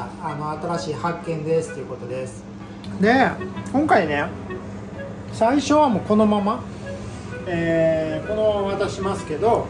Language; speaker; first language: Japanese; native; Japanese